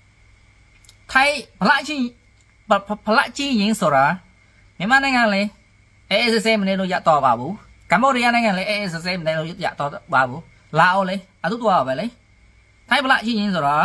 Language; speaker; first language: Burmese; non-native, learner; Khmer